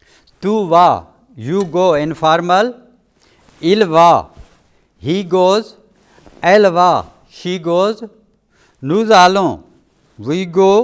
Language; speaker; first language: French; non-native, fluent; Urdu